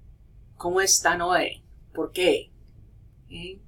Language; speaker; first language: Spanish; non-native, fluent; English